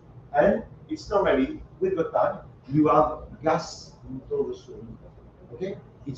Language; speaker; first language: English; non-native, learner; French